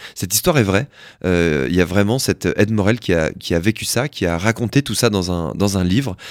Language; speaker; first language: French; native; French